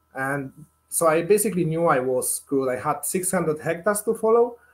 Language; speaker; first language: English; non-native, fluent; Spanish